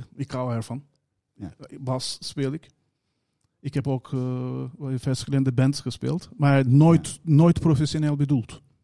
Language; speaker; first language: Dutch; non-native, fluent; Turkish